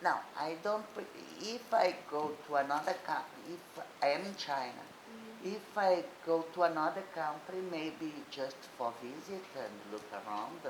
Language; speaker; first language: English; non-native, learner; Portuguese